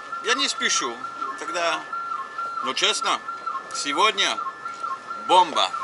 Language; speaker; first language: Russian; non-native, learner; English